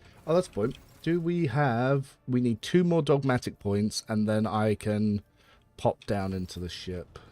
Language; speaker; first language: English; native; English